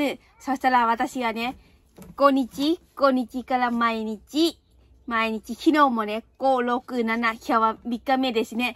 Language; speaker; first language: Japanese; non-native, learner; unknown